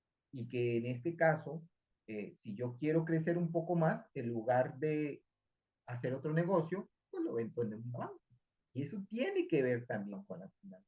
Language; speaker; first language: Spanish; native; Spanish